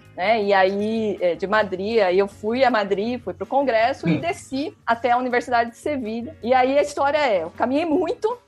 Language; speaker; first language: Portuguese; native; Portuguese